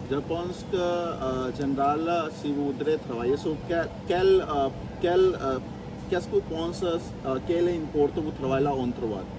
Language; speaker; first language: French; non-native, learner; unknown